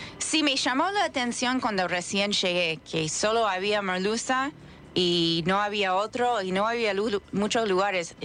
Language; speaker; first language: Spanish; non-native, fluent; English